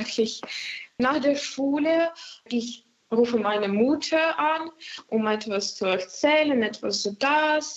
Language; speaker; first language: German; non-native, learner; Ukrainian